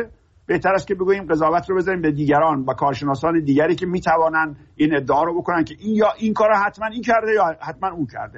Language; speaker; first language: Persian; native; Persian